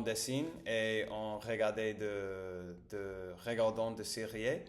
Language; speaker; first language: French; non-native, learner; Spanish